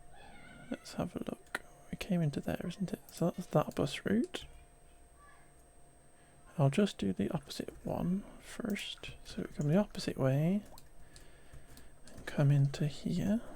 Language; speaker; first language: English; native; English